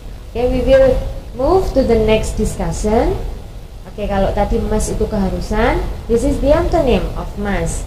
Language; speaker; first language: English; non-native, fluent; Indonesian